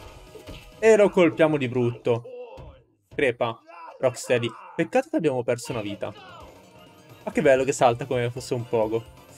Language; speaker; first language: Italian; native; Italian